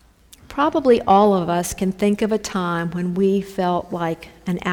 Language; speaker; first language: English; native; English